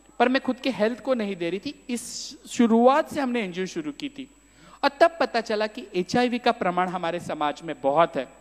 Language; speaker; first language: Hindi; non-native, local second language; Marathi